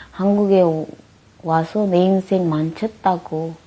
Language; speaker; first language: Korean; non-native, fluent; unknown